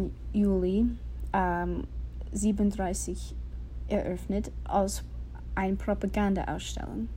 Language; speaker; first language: German; non-native, learner; English